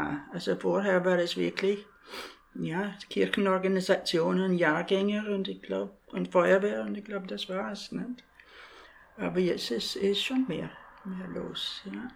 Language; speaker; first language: German; non-native, fluent; English